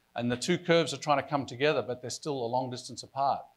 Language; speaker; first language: English; native; English